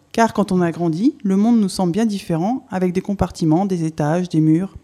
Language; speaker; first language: French; native; French